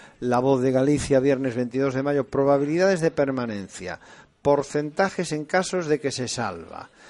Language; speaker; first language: Spanish; native; Spanish